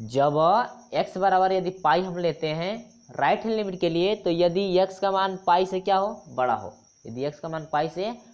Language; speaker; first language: Hindi; native; Hindi